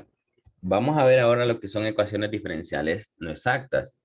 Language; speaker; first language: Spanish; native; Spanish